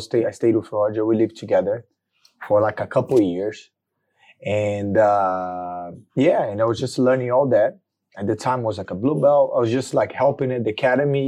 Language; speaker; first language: English; non-native, fluent; Portuguese